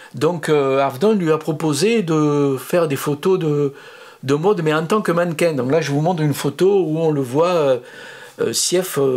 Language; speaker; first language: French; native; French